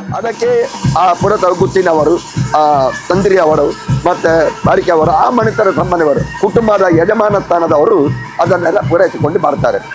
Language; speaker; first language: Kannada; non-native, local second language; Tulu